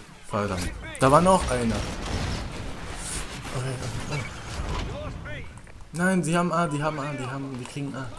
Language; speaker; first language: German; native; German